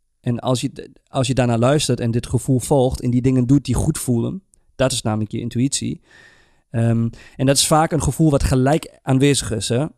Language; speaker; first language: Dutch; non-native, fluent; German